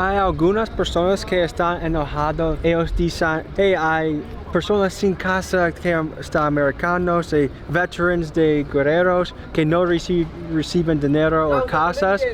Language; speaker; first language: Spanish; non-native, learner; English